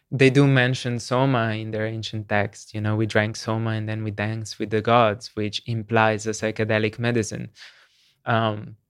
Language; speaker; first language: English; non-native, fluent; Slovenian